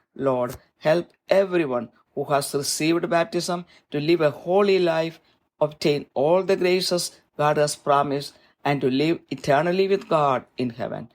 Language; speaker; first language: English; non-native, local second language; Malayalam